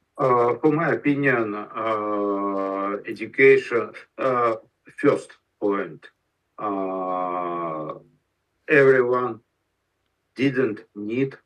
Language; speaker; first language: English; non-native, learner; Russian